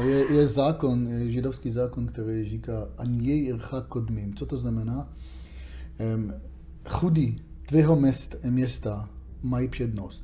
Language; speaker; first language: Czech; non-native, learner; Hebrew